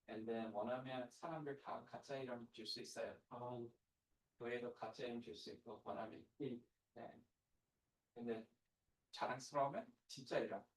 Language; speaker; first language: Korean; non-native, learner; English